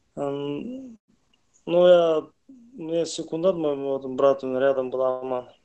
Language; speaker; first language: Russian; non-native, local second language; Kazakh